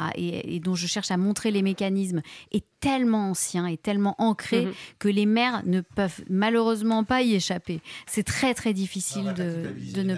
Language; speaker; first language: French; native; French